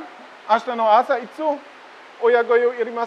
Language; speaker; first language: Japanese; non-native, learner; German